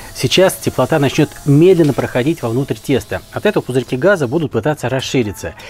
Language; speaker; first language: Russian; native; Russian